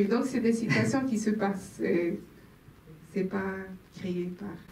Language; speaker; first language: French; non-native, local second language; Swedish